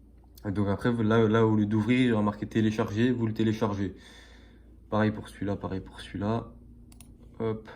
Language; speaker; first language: French; native; French